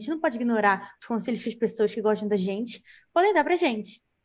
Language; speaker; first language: Portuguese; native; Portuguese